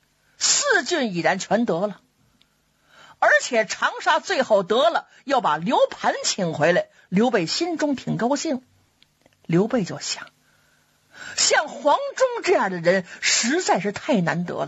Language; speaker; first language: Chinese; native; Chinese